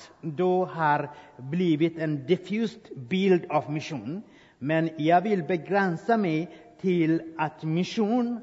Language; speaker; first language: Swedish; non-native, fluent; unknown